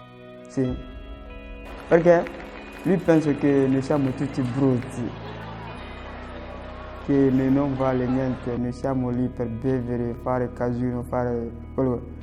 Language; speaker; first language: Italian; non-native, learner; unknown